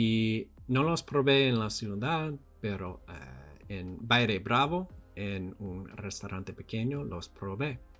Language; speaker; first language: Spanish; non-native, learner; English